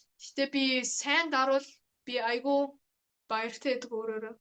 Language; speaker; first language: Mongolian; early bilingual, heritage; Mongolian